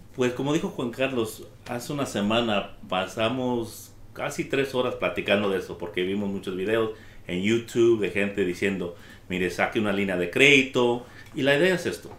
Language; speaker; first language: Spanish; early bilingual, heritage; Spanish